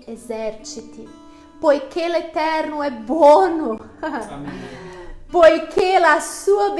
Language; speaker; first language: Italian; non-native, fluent; Portuguese